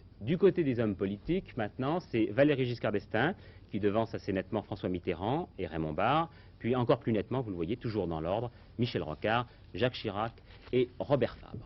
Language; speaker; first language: French; native; French